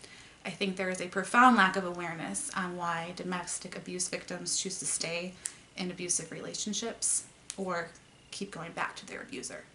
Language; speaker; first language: English; native; English